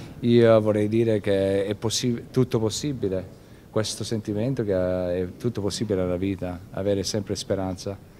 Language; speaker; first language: Italian; early bilingual, heritage; Italian